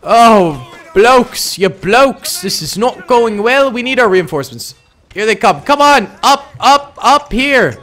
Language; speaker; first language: English; native; English